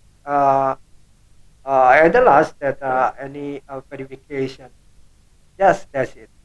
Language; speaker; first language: English; non-native, learner; Indonesian